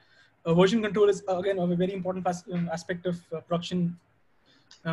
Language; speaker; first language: English; non-native, local second language; Hindi